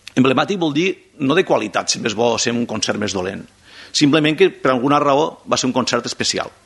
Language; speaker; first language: Catalan; non-native, local second language; Spanish